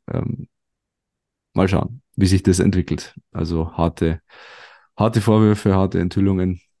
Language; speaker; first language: German; native; German